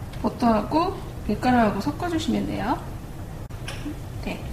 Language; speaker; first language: Korean; native; Korean